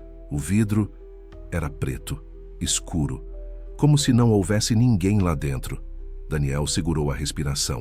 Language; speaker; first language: Portuguese; native; Portuguese